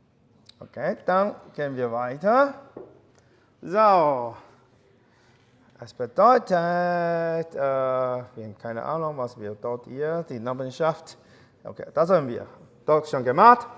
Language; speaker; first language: German; non-native, fluent; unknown